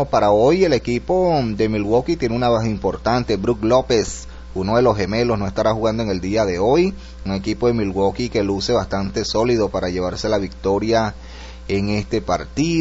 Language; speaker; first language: Spanish; native; Spanish